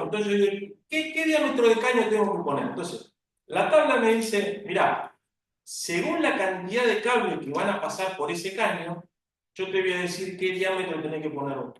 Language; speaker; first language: Spanish; native; Spanish